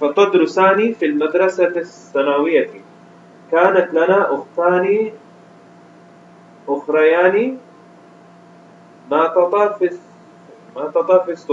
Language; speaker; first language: Arabic; non-native, learner; Urdu